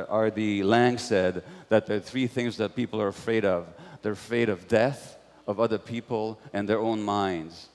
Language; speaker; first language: English; non-native, fluent; Hungarian